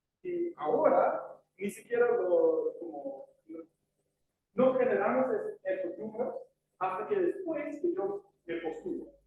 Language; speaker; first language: Spanish; non-native, fluent; English